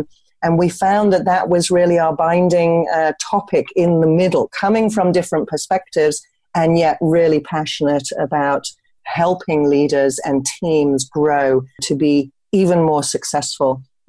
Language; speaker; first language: English; native; English